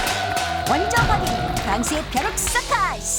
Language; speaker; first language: Korean; native; Korean